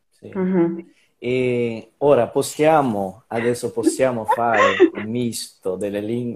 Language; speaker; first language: Italian; non-native, learner; Portuguese